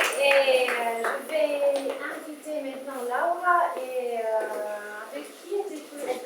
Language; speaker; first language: French; non-native, fluent; Romanian